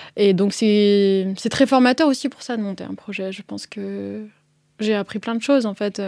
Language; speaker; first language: French; early bilingual, other home language; Arabic